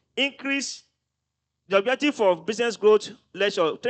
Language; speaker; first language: English; non-native, local second language; Yoruba